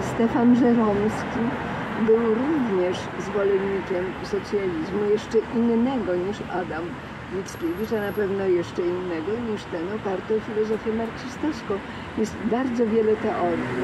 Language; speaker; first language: Polish; native; Polish